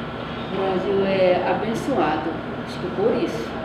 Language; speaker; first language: Portuguese; non-native, learner; Korean